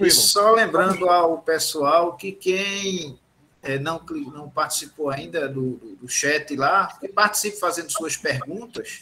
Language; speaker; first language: Portuguese; native; Portuguese